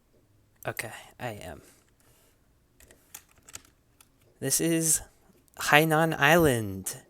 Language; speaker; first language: English; native; English